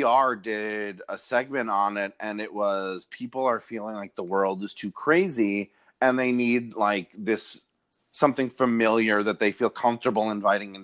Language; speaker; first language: English; native; English